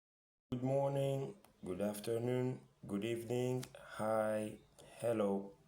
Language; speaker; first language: English; non-native, fluent; French